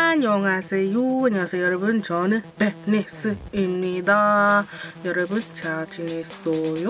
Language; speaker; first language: Korean; non-native, learner; English